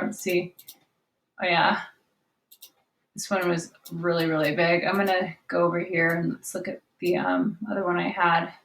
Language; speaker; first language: English; native; English